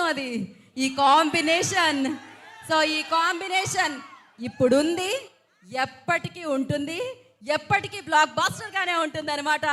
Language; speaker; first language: Telugu; native; Telugu